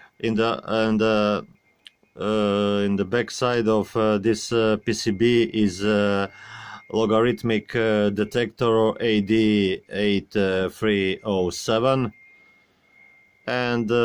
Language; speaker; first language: English; non-native, learner; Croatian